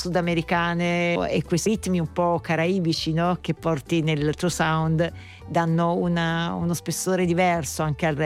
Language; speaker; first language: Italian; native; Italian